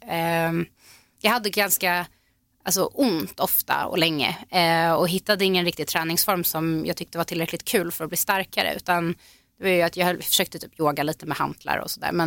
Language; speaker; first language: Swedish; native; Swedish